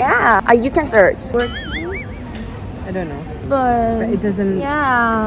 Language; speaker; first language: English; non-native, learner; Korean